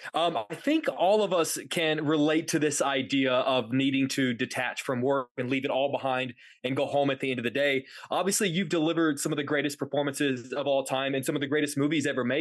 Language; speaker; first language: English; native; English